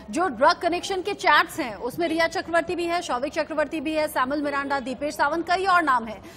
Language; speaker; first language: Hindi; native; Hindi